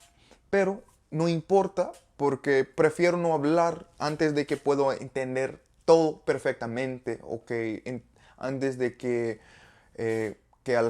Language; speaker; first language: Spanish; non-native, learner; English